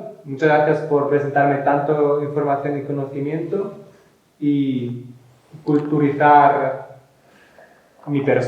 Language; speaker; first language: Spanish; non-native, fluent; Ukrainian